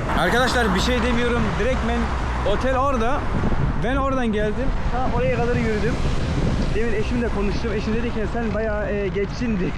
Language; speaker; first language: Turkish; early bilingual, heritage; Turkish